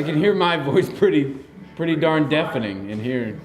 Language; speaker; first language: English; native; English